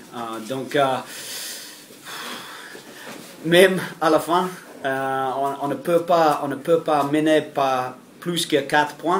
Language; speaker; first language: French; non-native, fluent; English